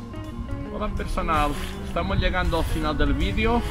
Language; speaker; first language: Spanish; non-native, fluent; Portuguese